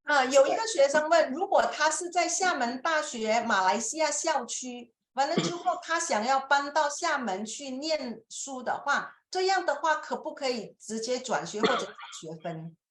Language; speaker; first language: Chinese; non-native, fluent; Indonesian